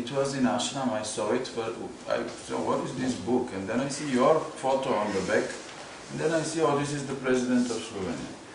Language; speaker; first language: English; non-native, fluent; Bulgarian